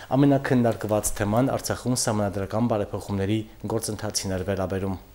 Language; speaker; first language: Armenian; native; Armenian